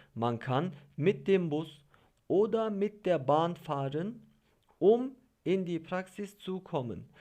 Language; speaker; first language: German; non-native, fluent; Turkish